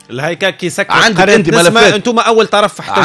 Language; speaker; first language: Arabic; native; Arabic